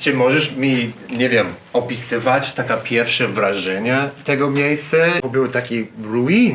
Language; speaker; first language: Polish; non-native, learner; English